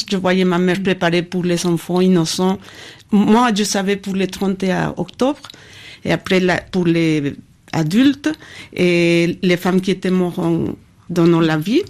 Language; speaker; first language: French; non-native, fluent; Spanish